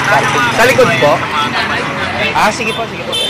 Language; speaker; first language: Filipino; native; Filipino